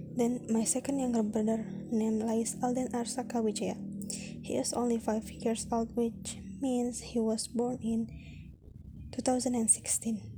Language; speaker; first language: English; non-native, fluent; Indonesian